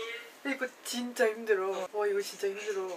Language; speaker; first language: Korean; non-native, fluent; Chinese